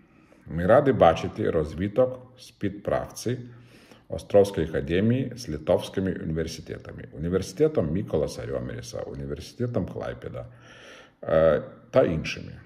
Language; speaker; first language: Ukrainian; non-native, fluent; Lithuanian